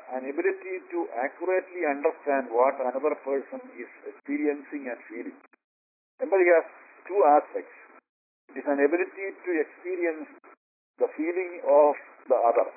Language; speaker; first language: English; non-native, local second language; Malayalam